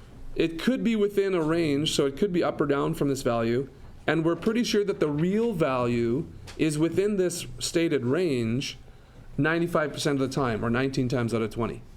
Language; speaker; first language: English; native; English